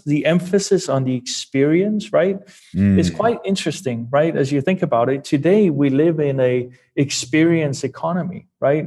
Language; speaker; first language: English; non-native, fluent; Danish